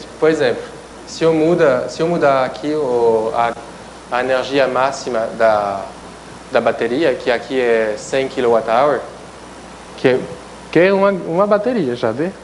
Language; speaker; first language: Portuguese; non-native, fluent; French